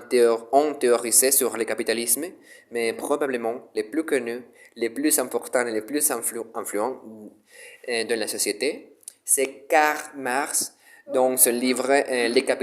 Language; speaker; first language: French; non-native, learner; Spanish